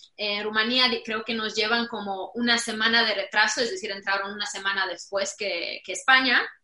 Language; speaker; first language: Spanish; non-native, fluent; Romanian